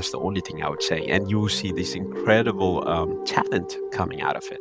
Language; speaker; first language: English; non-native, fluent; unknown